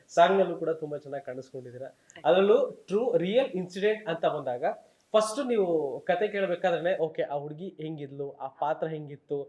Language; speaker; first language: Kannada; native; Kannada